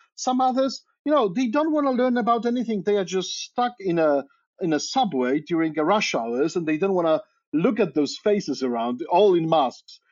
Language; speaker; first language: English; non-native, fluent; Polish